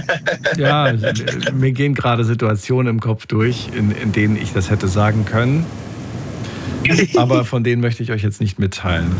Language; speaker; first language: German; native; German